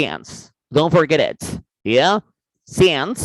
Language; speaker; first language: English; non-native, fluent; Spanish